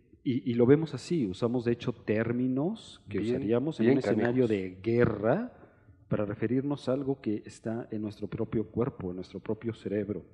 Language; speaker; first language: Spanish; native; Spanish